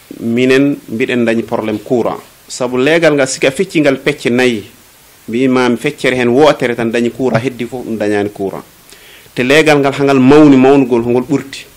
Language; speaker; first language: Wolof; non-native, local second language; Fula